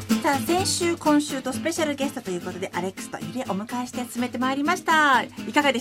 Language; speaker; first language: Japanese; native; Japanese